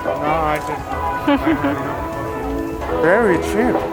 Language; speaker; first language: English; non-native, learner; Korean